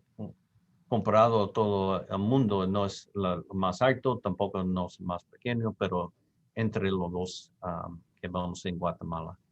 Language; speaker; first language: Spanish; non-native, fluent; English